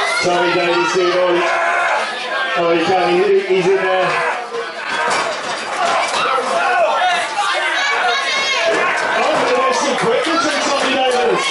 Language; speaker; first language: English; native; English